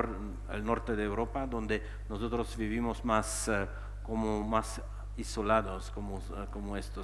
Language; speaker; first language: Spanish; non-native, fluent; Czech